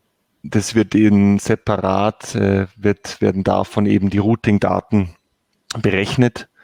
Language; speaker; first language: German; native; German